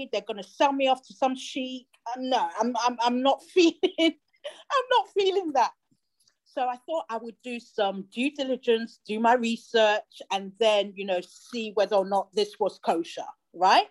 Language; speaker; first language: English; native; English